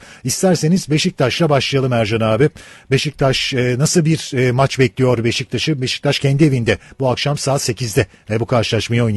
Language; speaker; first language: Turkish; native; Turkish